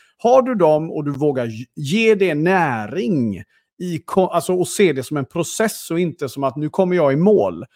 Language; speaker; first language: Swedish; native; Swedish